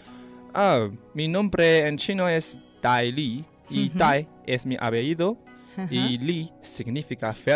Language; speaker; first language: Spanish; non-native, learner; Chinese